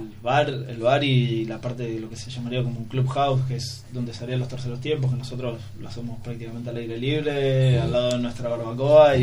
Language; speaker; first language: Spanish; native; Spanish